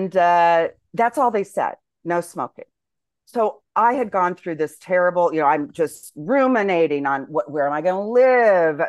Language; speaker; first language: English; native; English